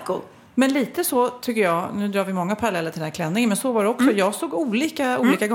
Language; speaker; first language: Swedish; native; Swedish